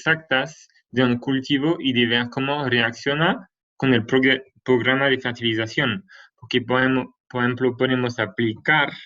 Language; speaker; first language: Spanish; non-native, fluent; French